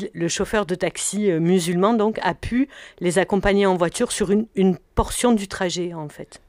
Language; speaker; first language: French; native; French